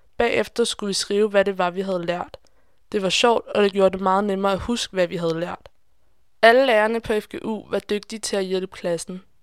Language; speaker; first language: Danish; non-native, fluent; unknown